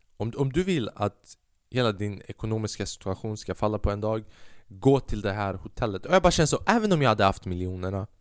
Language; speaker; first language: Swedish; early bilingual, other home language; Albanian